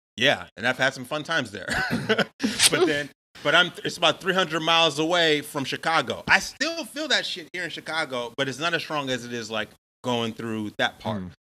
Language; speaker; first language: English; native; English